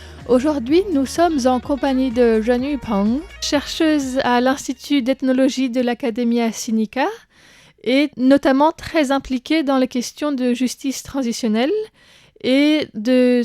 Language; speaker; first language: French; native; French